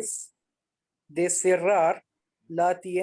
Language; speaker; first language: Spanish; non-native, learner; Hindi